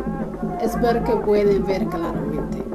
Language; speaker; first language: Spanish; non-native, learner; Somali